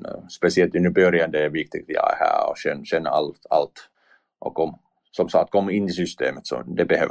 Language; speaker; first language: Swedish; non-native, learner; Finnish